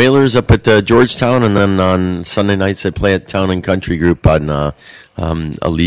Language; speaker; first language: English; native; English